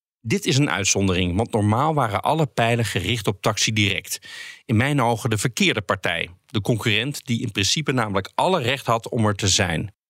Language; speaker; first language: Dutch; native; Dutch